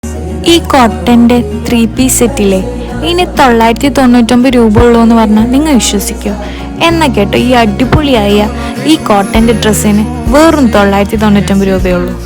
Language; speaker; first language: Malayalam; native; Malayalam